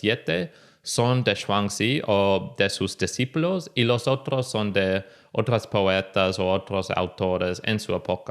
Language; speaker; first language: Spanish; non-native, fluent; English